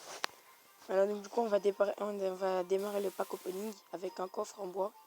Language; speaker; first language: French; native; French